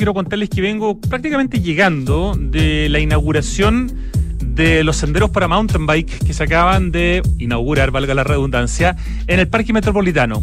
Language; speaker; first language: Spanish; native; Spanish